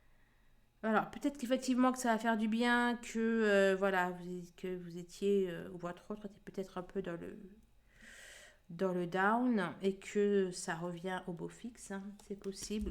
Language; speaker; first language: French; native; French